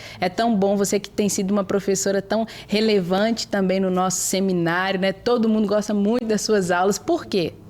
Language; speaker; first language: Portuguese; native; Portuguese